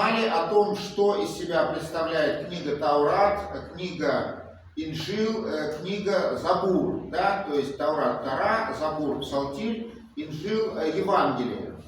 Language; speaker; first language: Russian; native; Russian